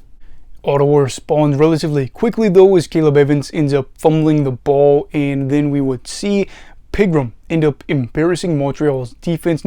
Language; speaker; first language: English; native; English